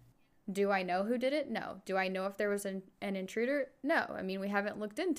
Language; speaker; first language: English; native; English